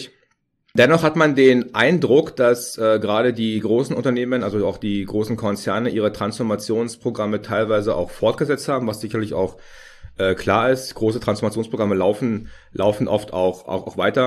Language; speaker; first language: German; native; German